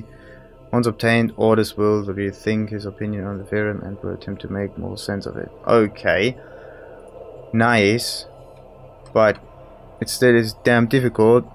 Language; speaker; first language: English; non-native, fluent; German